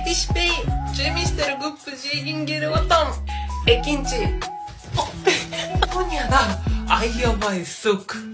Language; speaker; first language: Kyrgyz; non-native, learner; Japanese